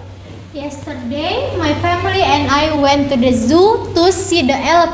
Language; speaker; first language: English; non-native, learner; Indonesian